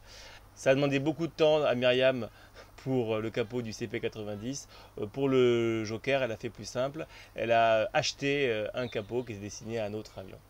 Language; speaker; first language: French; native; French